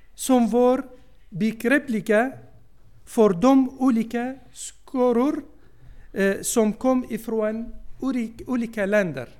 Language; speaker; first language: Swedish; non-native, fluent; Arabic